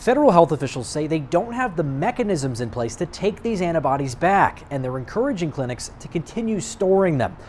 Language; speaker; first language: English; native; English